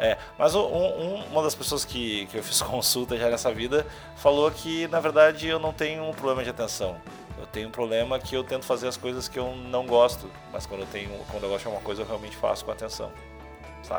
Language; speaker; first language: Portuguese; native; Portuguese